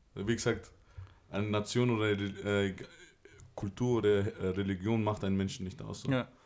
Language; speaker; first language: German; early bilingual, other home language; Albanian